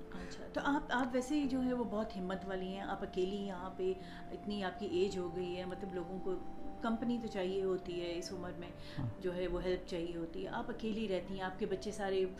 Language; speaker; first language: Urdu; native; Urdu